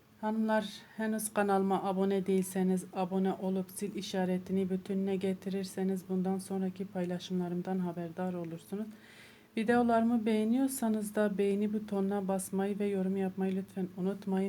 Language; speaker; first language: Turkish; native; Turkish